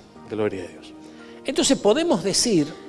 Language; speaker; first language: Spanish; native; Spanish